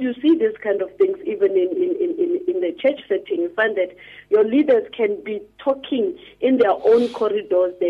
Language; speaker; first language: English; non-native, local second language; Tswana